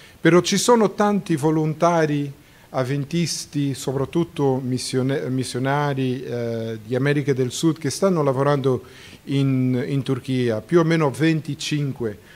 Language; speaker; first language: Italian; non-native, fluent; Portuguese